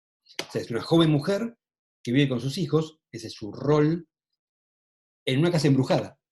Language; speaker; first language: Spanish; native; Spanish